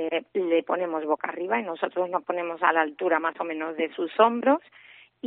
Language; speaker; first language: Spanish; native; Spanish